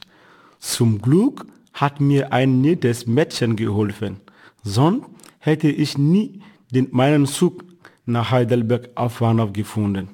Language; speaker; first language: German; non-native, fluent; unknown